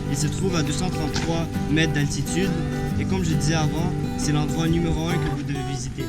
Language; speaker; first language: French; native; French